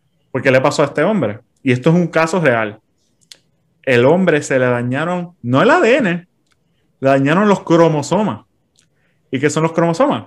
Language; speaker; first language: Spanish; native; Spanish